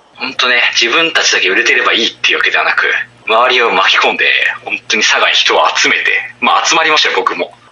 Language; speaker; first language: Japanese; native; Japanese